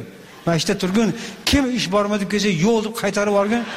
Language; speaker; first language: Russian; non-native, local second language; Uzbek